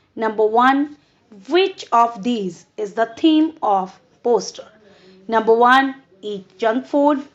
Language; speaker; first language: English; non-native, local second language; Punjabi